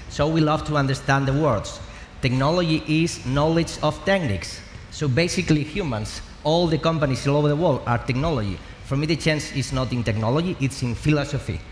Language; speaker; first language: English; non-native, learner; Spanish